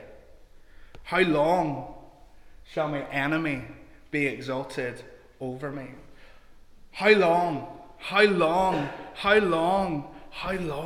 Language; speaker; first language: English; native; English